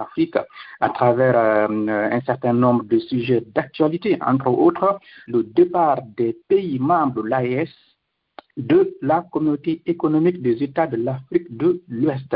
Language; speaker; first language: French; non-native, local second language; Fula